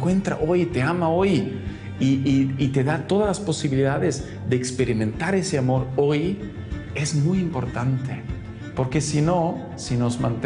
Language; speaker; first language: Spanish; non-native, fluent; German